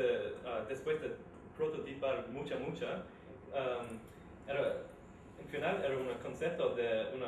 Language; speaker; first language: Spanish; non-native, learner; English